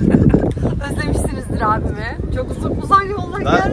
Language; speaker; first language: Turkish; native; Turkish